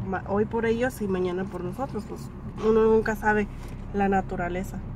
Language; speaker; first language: Spanish; early bilingual, heritage; Spanish